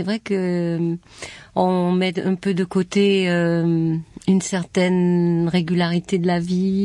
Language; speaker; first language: French; native; French